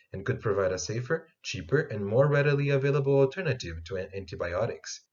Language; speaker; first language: English; non-native, fluent; Portuguese